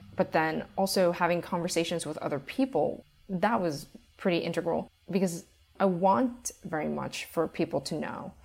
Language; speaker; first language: English; native; English